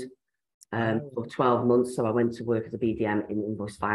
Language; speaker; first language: English; native; English